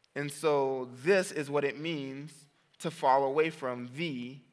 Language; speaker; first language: English; native; English